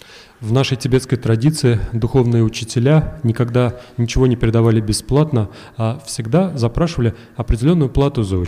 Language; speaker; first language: Russian; native; Russian